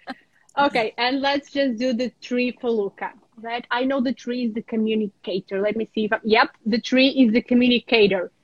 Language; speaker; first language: English; non-native, fluent; Ukrainian